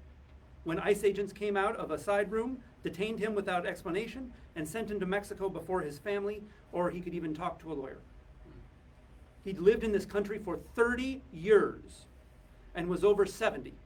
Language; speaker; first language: English; native; English